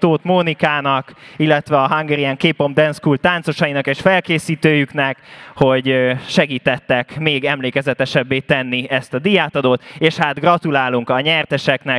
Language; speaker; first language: Hungarian; native; Hungarian